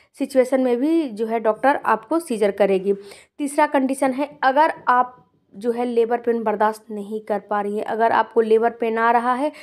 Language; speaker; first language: Hindi; native; Hindi